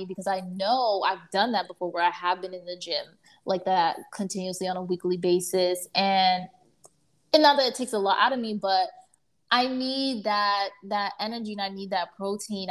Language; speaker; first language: English; native; English